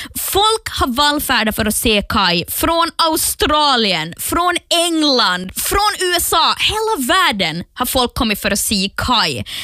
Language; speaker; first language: Swedish; native; Swedish